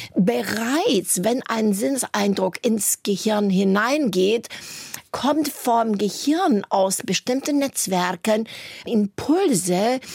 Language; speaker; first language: German; native; German